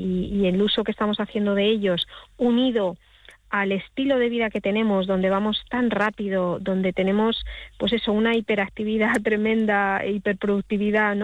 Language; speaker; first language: Spanish; native; Spanish